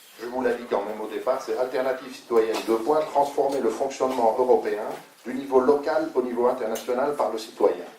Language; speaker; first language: French; native; French